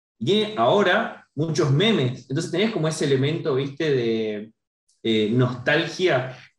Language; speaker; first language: Spanish; native; Spanish